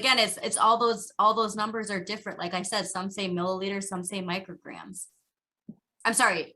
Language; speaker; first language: English; native; English